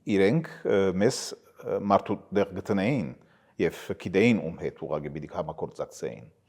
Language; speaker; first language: Armenian; early bilingual, heritage; Armenian